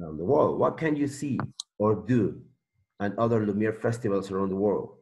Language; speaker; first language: English; non-native, learner; Spanish